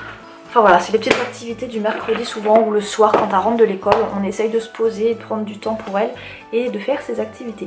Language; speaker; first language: French; native; French